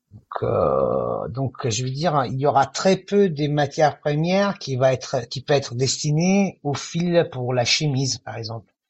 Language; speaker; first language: French; non-native, fluent; Italian